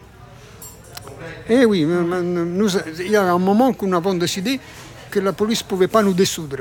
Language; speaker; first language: French; non-native, fluent; Italian